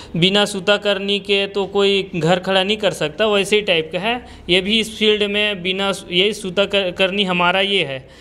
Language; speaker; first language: Hindi; native; Hindi